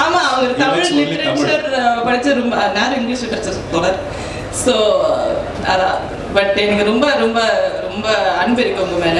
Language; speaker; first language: Tamil; non-native, local second language; Malayalam